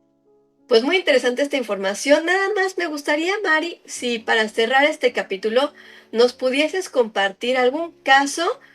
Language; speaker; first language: Spanish; native; Spanish